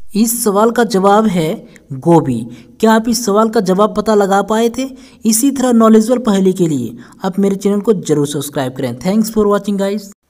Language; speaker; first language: Hindi; native; Hindi